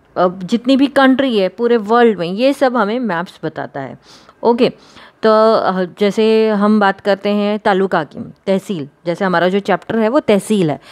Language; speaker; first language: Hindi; non-native, local second language; Gujarati